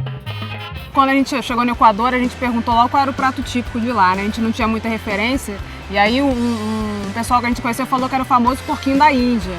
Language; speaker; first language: Portuguese; native; Portuguese